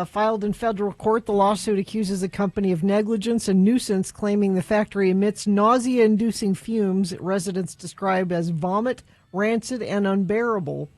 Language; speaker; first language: English; native; English